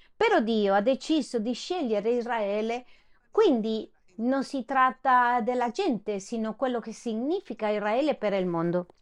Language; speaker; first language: Italian; non-native, fluent; Spanish